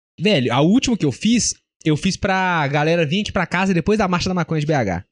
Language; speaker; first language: Portuguese; native; Portuguese